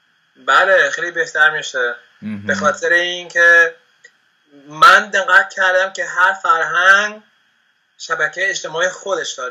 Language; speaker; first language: Persian; non-native, fluent; Spanish